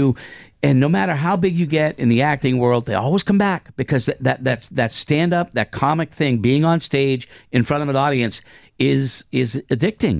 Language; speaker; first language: English; native; English